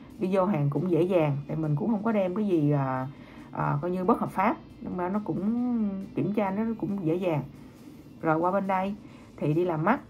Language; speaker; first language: Vietnamese; native; Vietnamese